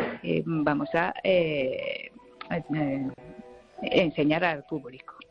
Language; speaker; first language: Spanish; non-native, learner; Japanese